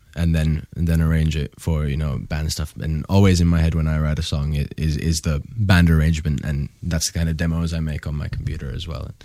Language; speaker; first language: English; non-native, fluent; Finnish